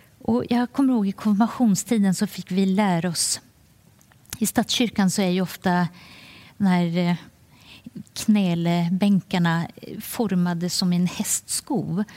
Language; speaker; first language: Swedish; native; Swedish